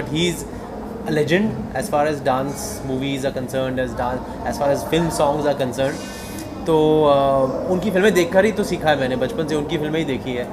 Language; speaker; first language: Hindi; native; Hindi